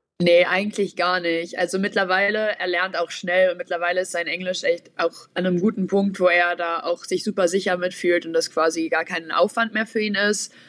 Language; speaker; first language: German; native; German